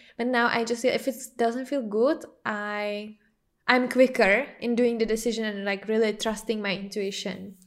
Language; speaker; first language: English; non-native, fluent; Czech